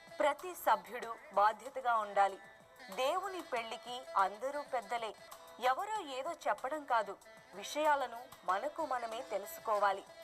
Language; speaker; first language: Telugu; early bilingual, heritage; Telugu